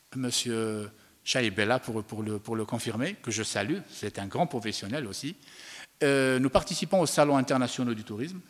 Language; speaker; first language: French; non-native, local second language; Arabic